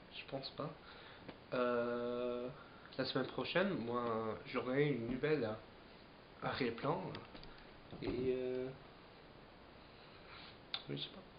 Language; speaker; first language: French; non-native, fluent; English